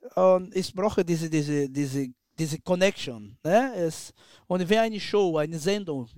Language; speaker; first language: German; non-native, learner; Portuguese